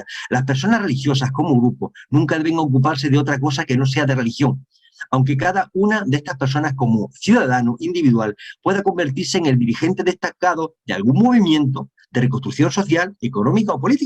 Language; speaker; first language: Spanish; native; Spanish